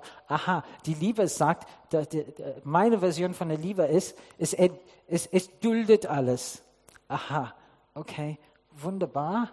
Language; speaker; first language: German; non-native, fluent; English